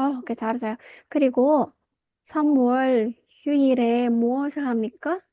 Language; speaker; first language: Korean; non-native, fluent; Indonesian